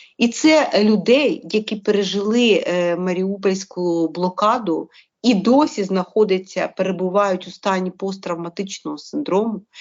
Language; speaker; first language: Ukrainian; native; Ukrainian